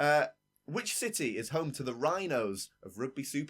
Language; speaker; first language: English; native; English